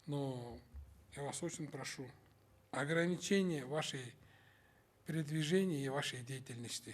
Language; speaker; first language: Russian; non-native, local second language; Kyrgyz